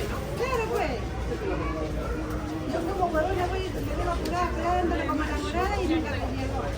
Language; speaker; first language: Spanish; native; Spanish